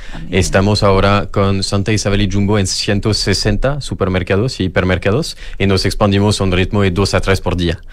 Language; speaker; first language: Spanish; non-native, fluent; French